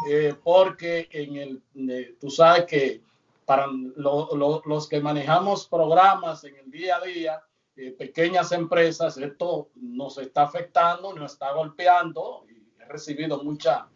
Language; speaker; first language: Spanish; native; Spanish